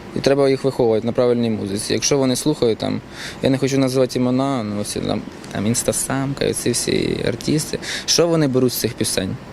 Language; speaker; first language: Ukrainian; non-native, local second language; Russian